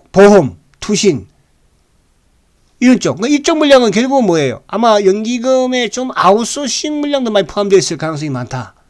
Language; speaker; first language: Korean; native; Korean